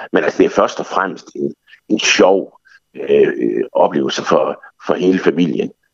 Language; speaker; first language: Danish; native; Danish